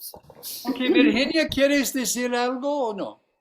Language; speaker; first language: Spanish; non-native, fluent; English